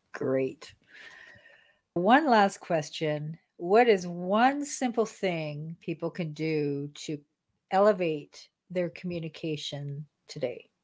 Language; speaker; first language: English; native; English